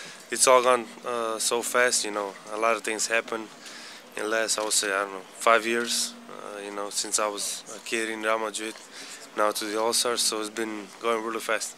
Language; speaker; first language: English; non-native, fluent; Slovenian